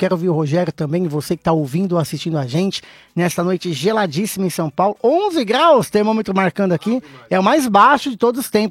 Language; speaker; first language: Portuguese; native; Portuguese